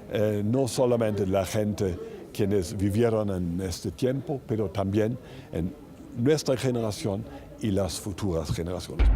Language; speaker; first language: Spanish; non-native, fluent; German